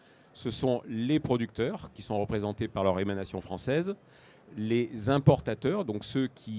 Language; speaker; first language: French; native; French